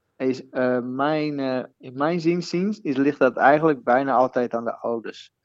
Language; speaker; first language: Dutch; native; Dutch